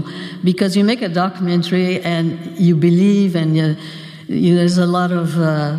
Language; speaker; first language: English; native; English